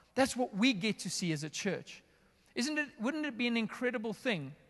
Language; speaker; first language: English; native; English